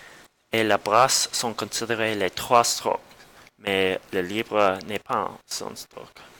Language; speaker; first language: French; non-native, learner; English